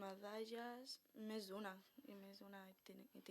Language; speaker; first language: Catalan; non-native, local second language; Spanish